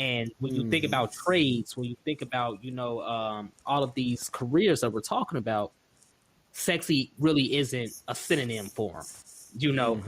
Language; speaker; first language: English; native; English